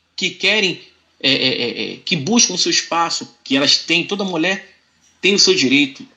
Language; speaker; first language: Portuguese; native; Portuguese